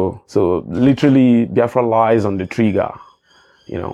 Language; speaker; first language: English; non-native, local second language; Igbo